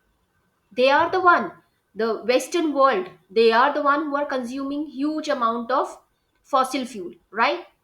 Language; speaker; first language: English; non-native, local second language; Hindi